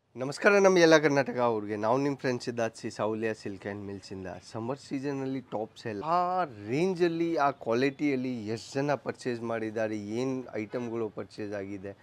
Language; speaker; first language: Kannada; non-native, local second language; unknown